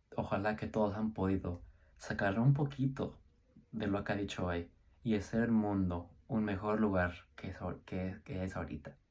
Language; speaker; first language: Spanish; early bilingual, heritage; Spanish